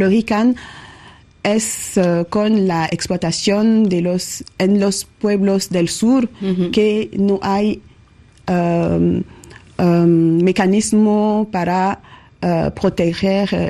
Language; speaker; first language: Spanish; non-native, learner; French